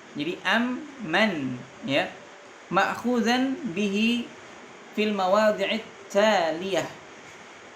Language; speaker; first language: Arabic; non-native, fluent; Indonesian